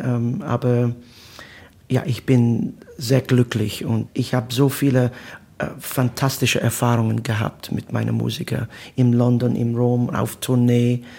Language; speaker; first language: German; non-native, learner; Italian